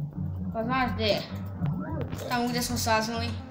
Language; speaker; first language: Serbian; early bilingual, heritage; Serbian